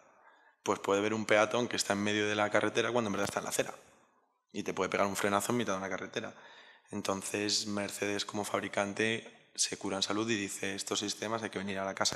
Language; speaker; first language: Spanish; native; Spanish